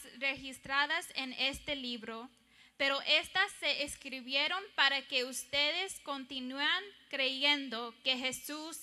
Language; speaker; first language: Spanish; early bilingual, heritage; English